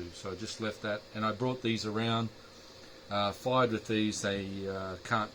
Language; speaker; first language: English; native; English